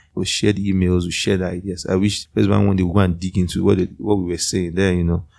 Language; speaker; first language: English; non-native, local second language; Yoruba